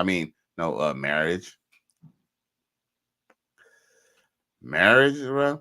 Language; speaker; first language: English; native; English